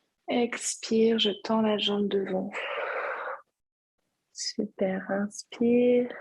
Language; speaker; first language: French; native; French